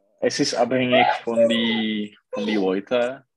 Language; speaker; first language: German; non-native, learner; Czech